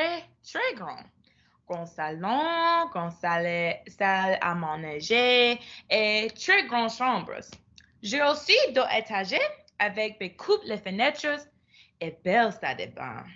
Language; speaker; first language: French; non-native, learner; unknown